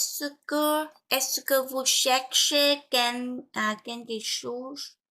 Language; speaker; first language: French; non-native, learner; Vietnamese